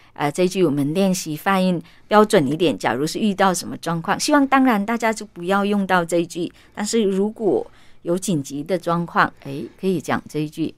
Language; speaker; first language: Chinese; non-native, fluent; Vietnamese